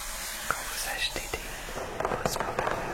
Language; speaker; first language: French; non-native, fluent; English